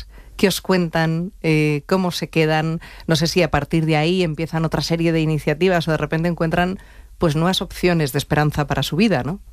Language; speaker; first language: Spanish; native; Spanish